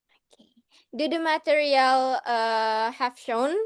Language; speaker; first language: English; non-native, learner; Indonesian